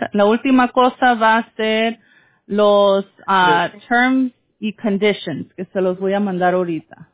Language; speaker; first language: Spanish; early bilingual, heritage; Spanish